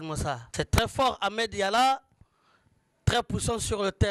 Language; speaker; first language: French; non-native, local second language; Lingala